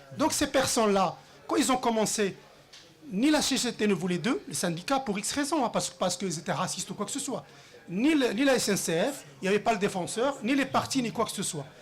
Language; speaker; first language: French; early bilingual, other home language; Riffian